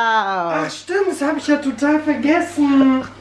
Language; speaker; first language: German; native; German